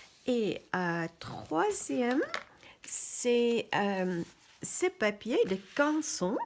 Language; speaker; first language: French; non-native, fluent; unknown